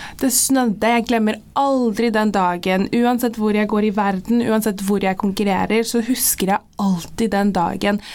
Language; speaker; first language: Norwegian; early bilingual, other home language; English